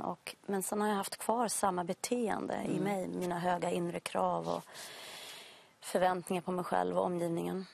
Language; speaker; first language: Swedish; native; Swedish